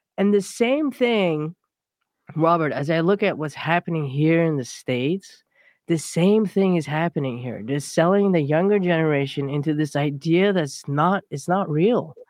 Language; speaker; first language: English; early bilingual, other home language; Persian